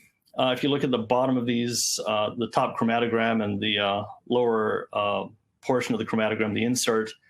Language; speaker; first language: English; native; English